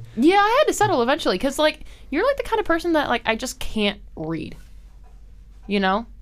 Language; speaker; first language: English; native; English